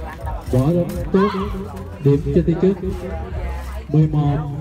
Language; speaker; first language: Vietnamese; native; Vietnamese